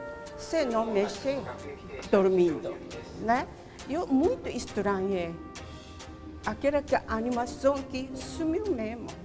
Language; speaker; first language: Portuguese; non-native, learner; Japanese